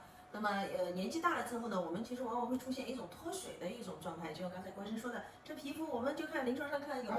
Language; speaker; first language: Chinese; native; Chinese